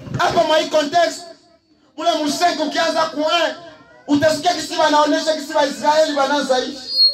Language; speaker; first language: Swahili; native; Swahili